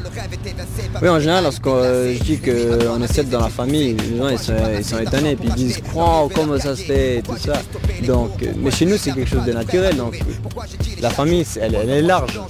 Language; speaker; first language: French; early bilingual, other home language; Kurdish